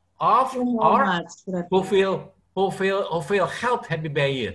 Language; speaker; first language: Dutch; non-native, fluent; Indonesian